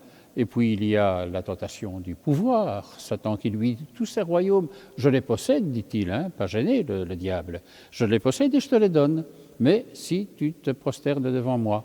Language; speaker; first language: French; native; French